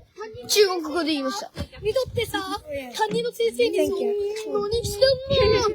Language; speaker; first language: Japanese; native; Japanese